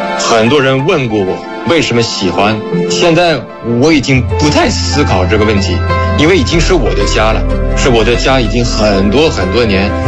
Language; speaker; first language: Chinese; non-native, fluent; French